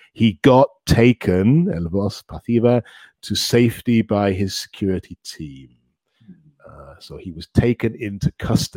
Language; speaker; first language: English; native; English